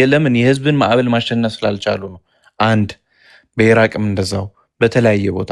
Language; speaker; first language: Amharic; non-native, local second language; Tigrinya